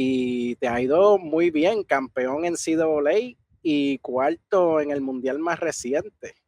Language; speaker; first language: Spanish; native; Spanish